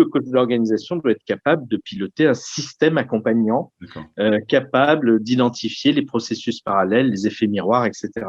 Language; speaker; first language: French; native; French